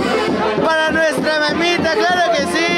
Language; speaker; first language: Spanish; native; Spanish